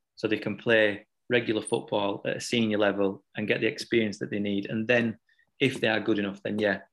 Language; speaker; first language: English; native; English